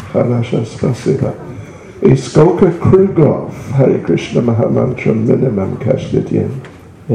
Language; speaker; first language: Russian; non-native, learner; English